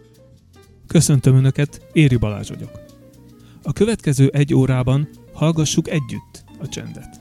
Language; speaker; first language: Hungarian; native; Hungarian